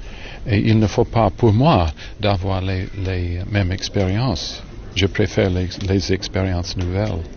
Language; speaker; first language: French; non-native, fluent; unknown